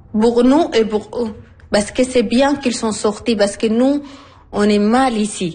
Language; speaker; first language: French; non-native, learner; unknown